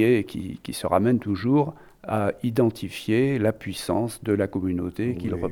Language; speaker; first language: French; native; French